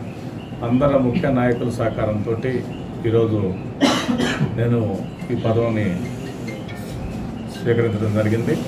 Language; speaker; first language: Telugu; native; Telugu